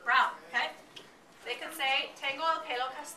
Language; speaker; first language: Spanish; non-native, fluent; English